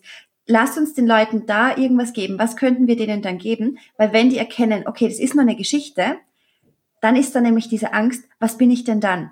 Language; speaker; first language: German; native; German